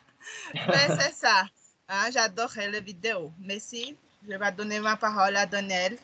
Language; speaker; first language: French; non-native, learner; Portuguese